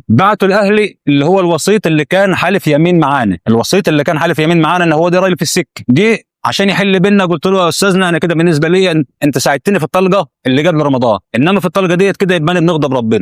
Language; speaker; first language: Arabic; native; Arabic